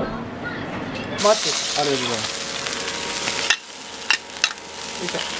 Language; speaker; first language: Japanese; native; Japanese